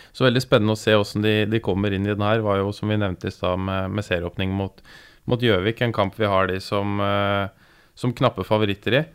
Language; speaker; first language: Norwegian; native; Norwegian